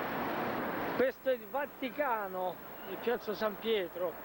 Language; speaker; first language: Italian; non-native, learner; Portuguese